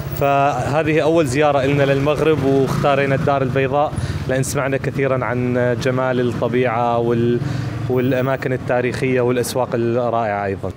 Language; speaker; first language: Arabic; native; Arabic